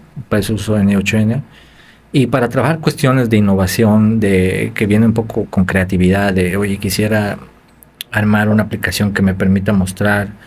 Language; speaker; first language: Spanish; native; Spanish